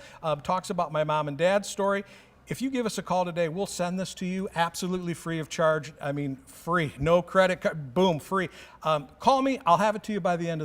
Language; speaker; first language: English; native; English